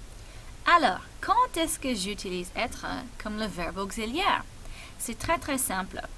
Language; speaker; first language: French; non-native, fluent; English